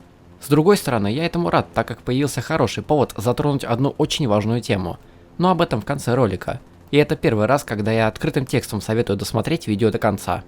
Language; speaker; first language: Russian; native; Russian